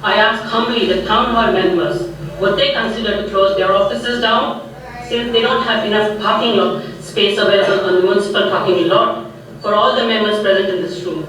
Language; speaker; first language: English; non-native, local second language; Punjabi